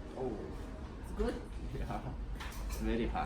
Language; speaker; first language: English; non-native, learner; Turkish